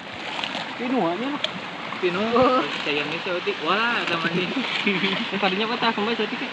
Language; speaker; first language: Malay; non-native, local second language; Sundanese